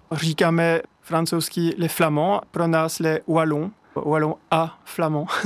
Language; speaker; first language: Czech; non-native, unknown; French